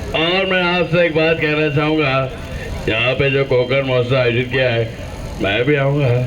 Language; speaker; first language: Hindi; non-native, local second language; Marathi